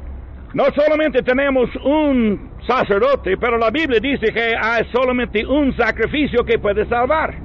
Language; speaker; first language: Spanish; non-native, learner; English